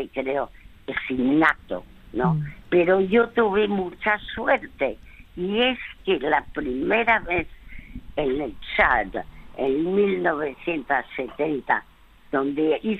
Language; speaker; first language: Spanish; early bilingual, other home language; French